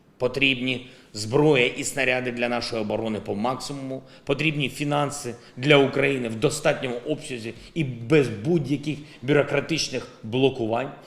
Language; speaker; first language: Ukrainian; non-native, local second language; Russian